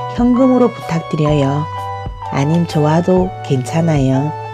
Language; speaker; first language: Korean; native; Korean